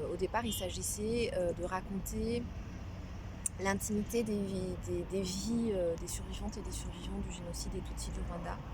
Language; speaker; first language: French; non-native, local second language; Kinyarwanda